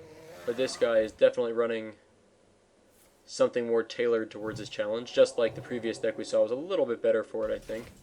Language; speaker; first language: English; native; English